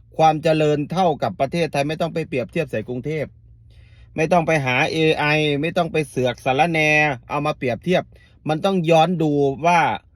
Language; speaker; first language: Thai; native; Thai